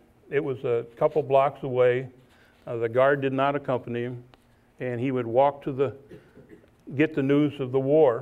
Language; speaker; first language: English; native; English